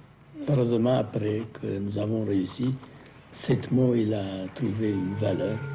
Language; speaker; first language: French; non-native, fluent; Amharic